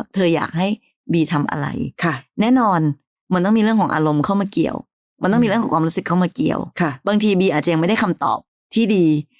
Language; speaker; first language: Thai; native; Thai